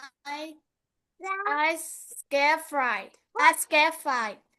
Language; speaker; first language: English; non-native, learner; Vietnamese